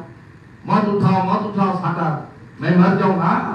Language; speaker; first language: Hindi; non-native, local second language; Bangla